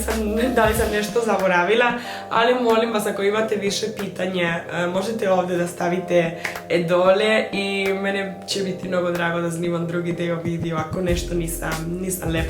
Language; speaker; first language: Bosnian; non-native, fluent; Spanish